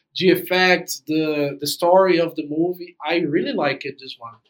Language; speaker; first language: English; non-native, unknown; Portuguese